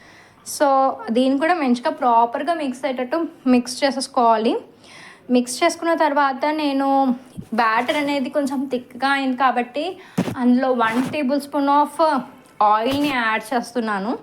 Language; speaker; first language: Telugu; native; Telugu